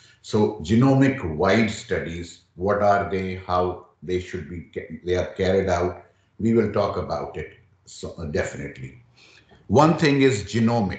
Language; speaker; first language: English; non-native, local second language; Urdu